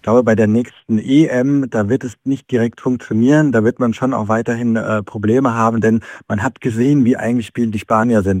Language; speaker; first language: German; native; German